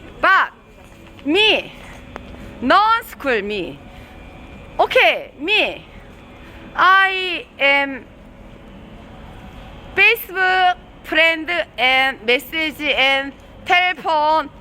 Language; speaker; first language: English; non-native, learner; Korean